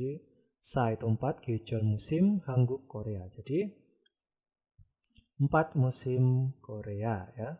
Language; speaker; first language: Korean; non-native, learner; Indonesian